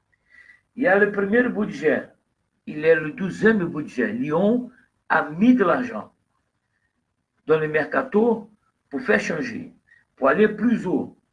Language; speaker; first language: French; non-native, fluent; Portuguese